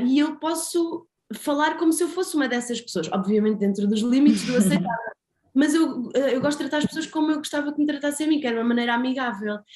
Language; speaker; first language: Portuguese; native; Portuguese